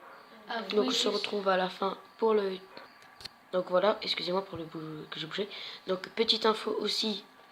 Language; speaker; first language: French; native; French